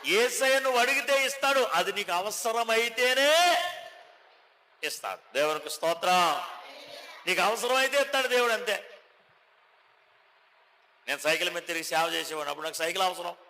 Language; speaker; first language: Telugu; native; Telugu